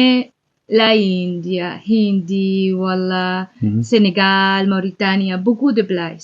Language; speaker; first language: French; non-native, learner; Spanish